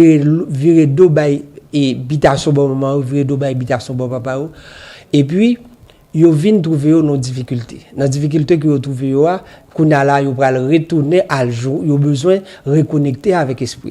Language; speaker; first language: Haitian Creole; native; Haitian Creole